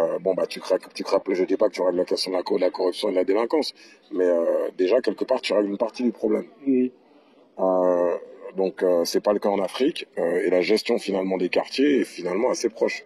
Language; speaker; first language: French; native; French